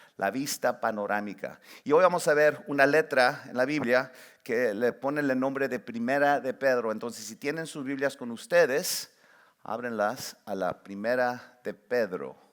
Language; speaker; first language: Spanish; early bilingual, heritage; Spanish